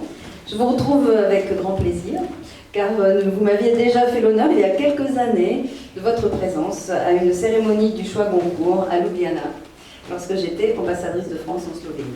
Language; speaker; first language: French; native; French